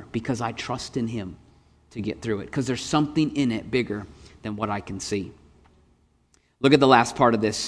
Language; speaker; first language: English; native; English